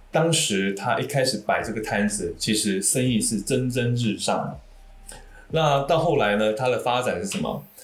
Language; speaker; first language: Chinese; native; Chinese